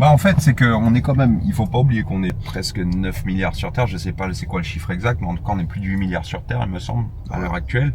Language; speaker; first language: French; native; French